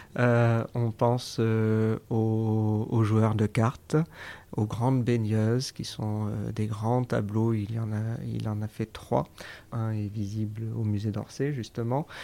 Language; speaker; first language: French; native; French